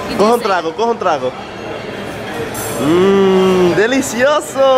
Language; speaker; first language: Spanish; early bilingual, heritage; English